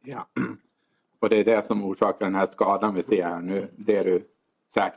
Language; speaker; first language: Swedish; native; Swedish